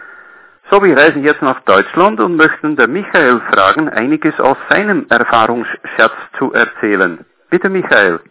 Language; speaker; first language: German; native; German